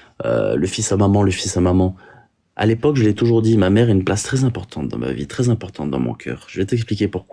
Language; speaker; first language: French; native; French